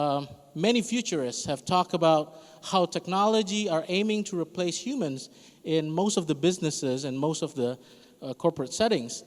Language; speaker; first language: English; non-native, fluent; Indonesian